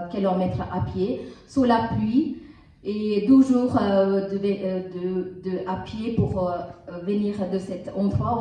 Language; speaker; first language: French; non-native, learner; Tamil